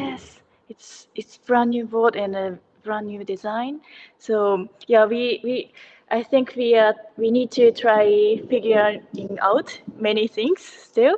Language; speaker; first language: English; non-native, learner; Japanese